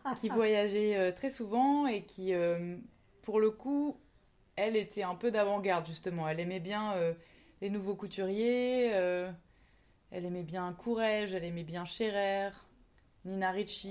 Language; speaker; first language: French; native; French